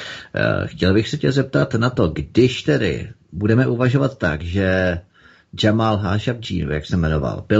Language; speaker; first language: Czech; native; Czech